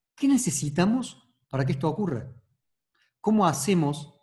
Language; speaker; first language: Spanish; native; Spanish